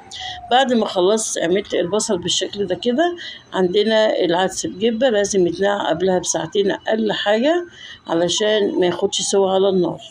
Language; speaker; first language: Arabic; native; Arabic